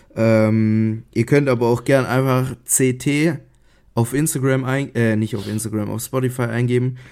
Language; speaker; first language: German; native; German